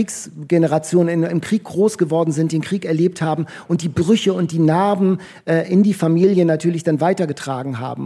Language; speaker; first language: German; native; German